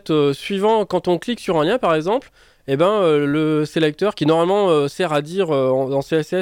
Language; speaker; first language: French; native; French